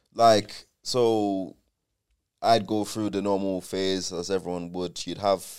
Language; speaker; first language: English; native; English